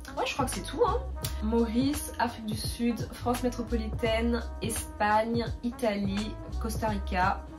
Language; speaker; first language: French; native; French